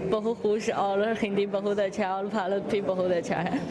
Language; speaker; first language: Hindi; non-native, learner; Chinese